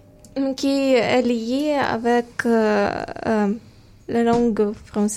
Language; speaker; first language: French; non-native, fluent; Ukrainian